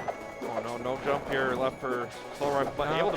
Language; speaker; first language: English; native; English